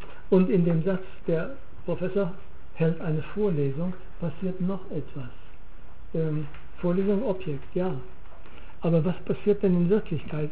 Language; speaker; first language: German; native; German